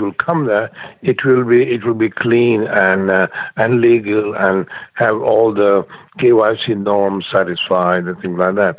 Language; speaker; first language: English; non-native, local second language; Gujarati